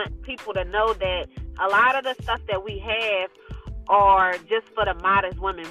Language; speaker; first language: English; native; English